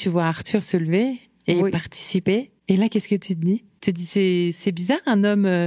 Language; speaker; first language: French; native; French